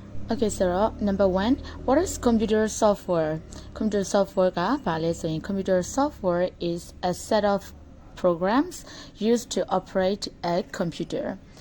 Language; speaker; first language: English; non-native, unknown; Burmese